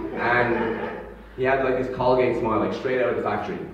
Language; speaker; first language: English; native; English